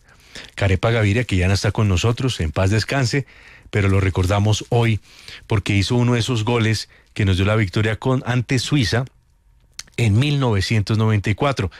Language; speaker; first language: Spanish; native; Spanish